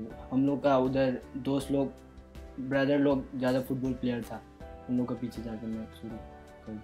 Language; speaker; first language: Hindi; non-native, local second language; Bangla